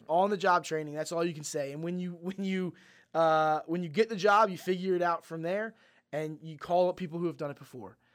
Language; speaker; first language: English; native; English